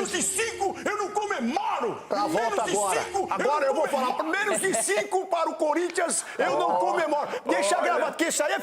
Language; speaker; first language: Portuguese; native; Portuguese